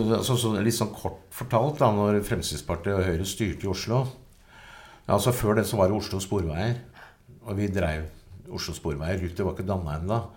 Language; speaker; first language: Norwegian; native; Norwegian